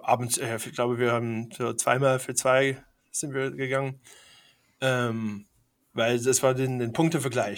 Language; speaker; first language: German; non-native, fluent; English